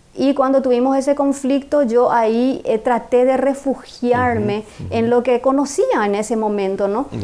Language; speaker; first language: Spanish; native; Spanish